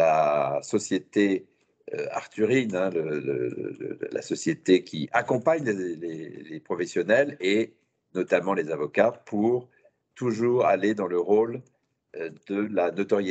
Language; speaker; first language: French; native; French